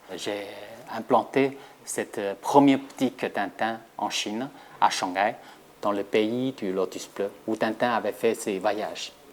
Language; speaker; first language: French; non-native, fluent; Chinese